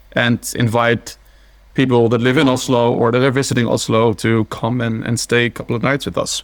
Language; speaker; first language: English; early bilingual, other home language; Dutch